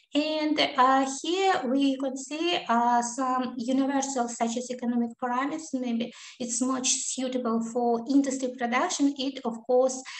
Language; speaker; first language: English; non-native, learner; Kazakh